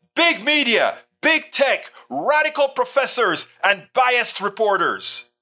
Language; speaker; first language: English; non-native, fluent; Spanish